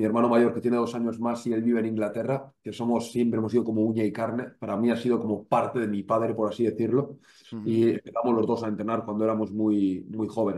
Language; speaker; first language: Spanish; native; Spanish